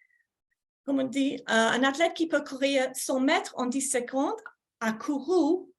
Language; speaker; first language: French; non-native, fluent; English